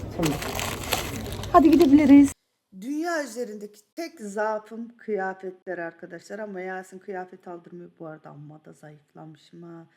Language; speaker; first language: Turkish; early bilingual, other home language; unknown